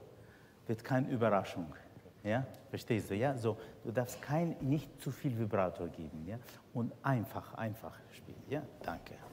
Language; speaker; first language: German; non-native, fluent; Russian